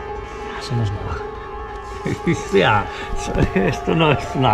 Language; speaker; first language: Spanish; non-native, fluent; Polish